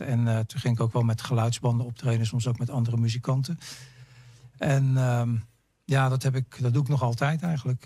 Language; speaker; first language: Dutch; native; Dutch